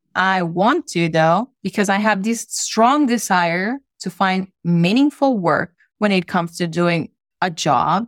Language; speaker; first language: English; non-native, fluent; Spanish